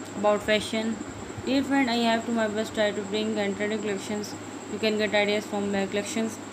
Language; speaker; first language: English; non-native, local second language; Urdu